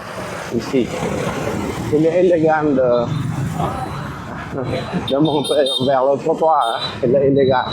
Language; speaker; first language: French; non-native, fluent; Vietnamese